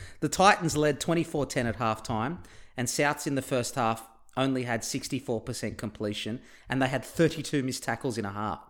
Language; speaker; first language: English; early bilingual, other home language; Turkish